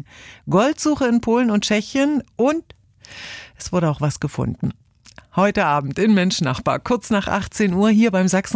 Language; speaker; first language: German; native; German